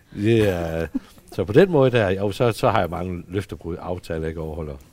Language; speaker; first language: Danish; native; Danish